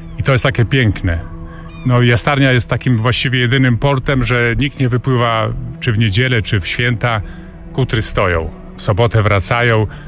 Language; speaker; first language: Polish; non-native, local second language; Kashubian